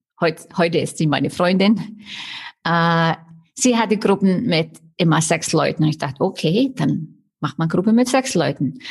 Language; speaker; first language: German; non-native, fluent; Icelandic